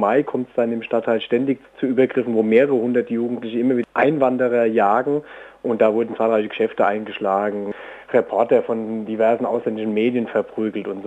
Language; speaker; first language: German; native; German